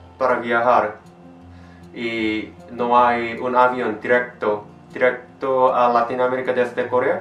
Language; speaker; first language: Spanish; non-native, learner; Korean